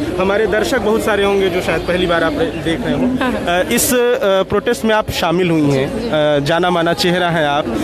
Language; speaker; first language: Hindi; native; Hindi